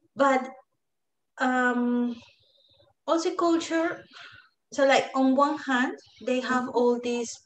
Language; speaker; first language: English; non-native, fluent; Spanish